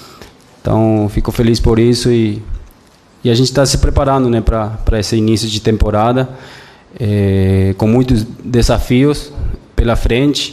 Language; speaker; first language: Portuguese; non-native, fluent; Spanish